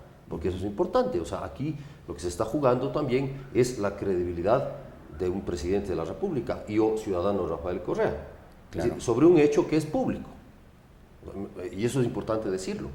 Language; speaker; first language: Spanish; native; Spanish